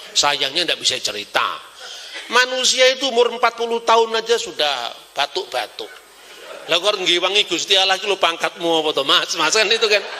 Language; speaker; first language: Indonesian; non-native, local second language; Javanese